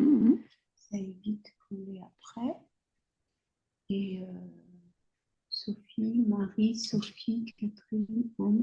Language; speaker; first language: French; native; French